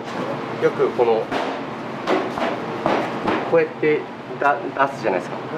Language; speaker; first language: Japanese; native; Japanese